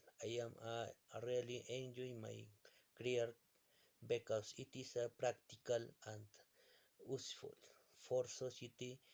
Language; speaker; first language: English; non-native, learner; Spanish